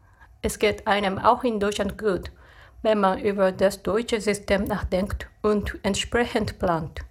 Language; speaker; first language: German; non-native, fluent; Japanese